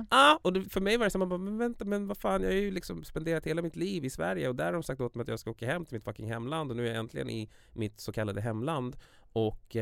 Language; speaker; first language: Swedish; early bilingual, other home language; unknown